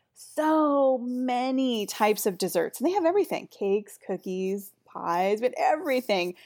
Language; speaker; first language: English; native; English